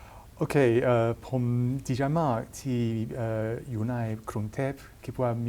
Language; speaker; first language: Thai; non-native, fluent; English